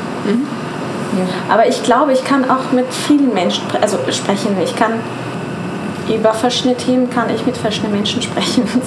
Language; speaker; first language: German; non-native, fluent; Persian